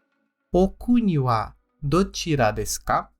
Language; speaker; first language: Japanese; non-native, learner; Portuguese